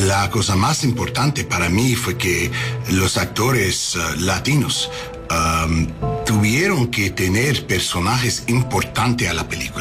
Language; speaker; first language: Spanish; non-native, learner; English